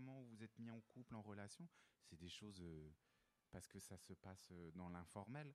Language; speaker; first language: French; native; French